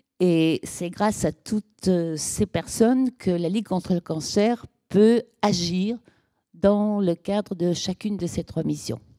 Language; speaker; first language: French; native; French